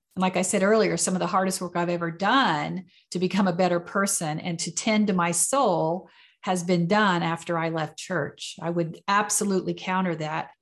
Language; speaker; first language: English; native; English